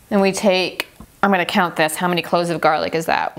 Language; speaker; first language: English; non-native, fluent; Persian